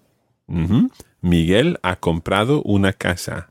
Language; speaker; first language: Spanish; non-native, fluent; English